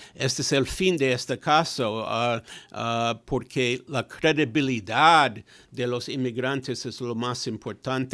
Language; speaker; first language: Spanish; non-native, fluent; English